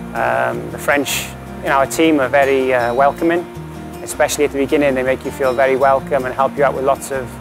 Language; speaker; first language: English; native; English